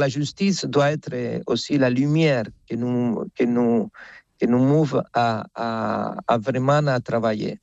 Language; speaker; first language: French; non-native, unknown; Spanish